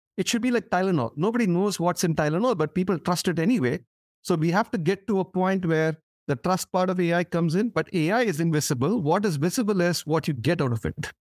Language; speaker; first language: English; non-native, local second language; Tamil